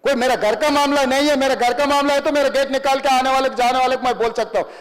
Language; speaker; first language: Hindi; non-native, local second language; Telugu